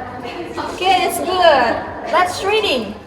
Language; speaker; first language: English; non-native, learner; Indonesian